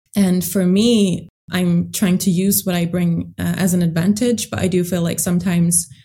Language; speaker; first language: English; early bilingual, other home language; Swedish